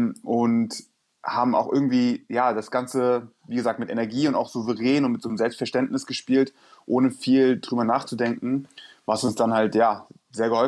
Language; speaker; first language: German; native; German